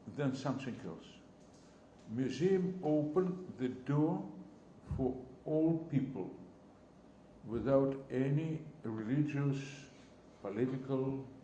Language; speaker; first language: English; non-native, learner; Russian